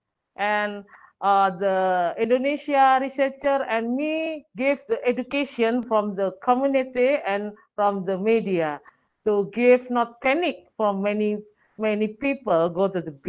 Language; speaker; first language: English; non-native, learner; Indonesian